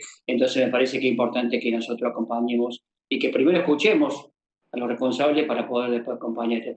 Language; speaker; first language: Spanish; native; Spanish